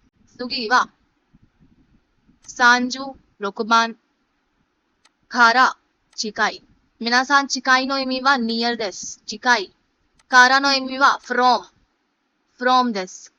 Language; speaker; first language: Japanese; non-native, fluent; Hindi